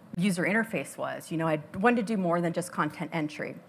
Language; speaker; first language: English; native; English